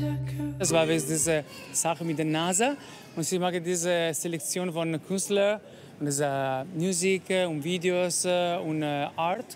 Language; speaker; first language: German; non-native, fluent; Italian